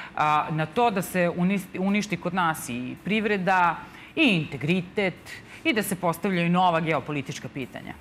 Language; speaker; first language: Serbian; native; Serbian